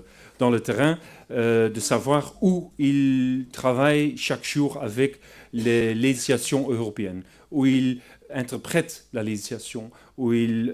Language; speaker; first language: French; non-native, fluent; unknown